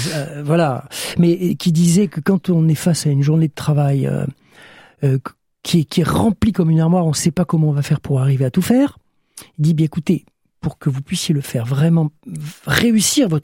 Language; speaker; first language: French; native; French